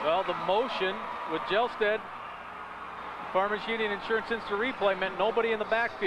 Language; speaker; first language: English; native; English